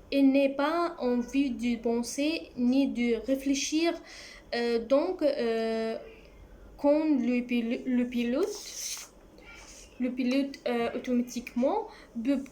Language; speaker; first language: French; non-native, learner; Arabic